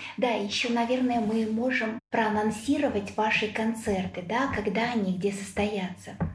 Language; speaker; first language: Russian; native; Russian